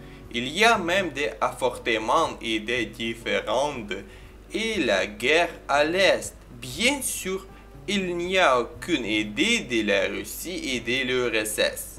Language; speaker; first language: French; non-native, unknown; Ukrainian